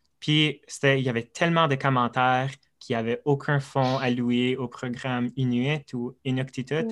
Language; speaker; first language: French; non-native, local second language; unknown